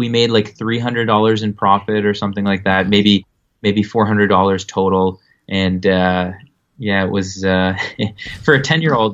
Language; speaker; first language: English; native; English